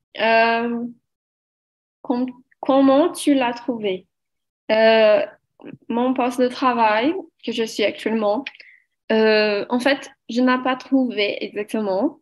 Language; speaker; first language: French; non-native, learner; Portuguese